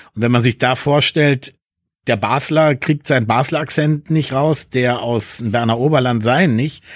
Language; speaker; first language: German; early bilingual, other home language; Spanish